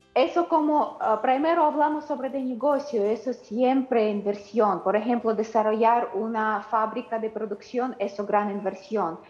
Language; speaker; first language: Spanish; non-native, learner; Ukrainian